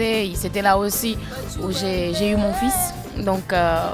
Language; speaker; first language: French; non-native, fluent; Kabuverdianu